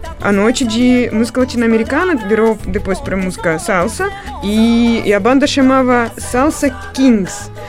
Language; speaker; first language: Portuguese; non-native, fluent; Russian